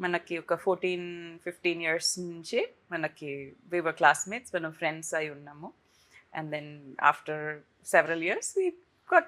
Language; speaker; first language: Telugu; non-native, fluent; Tamil